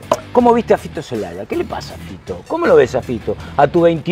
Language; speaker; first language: Spanish; native; Spanish